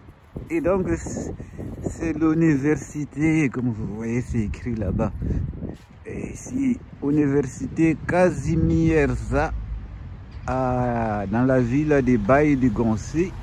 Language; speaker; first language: French; non-native, fluent; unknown